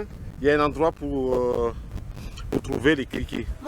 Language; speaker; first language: French; non-native, local second language; Malagasy